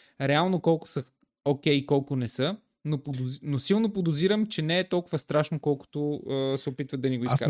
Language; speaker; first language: Bulgarian; native; Bulgarian